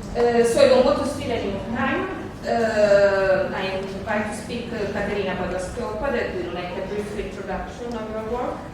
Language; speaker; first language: English; non-native, fluent; Italian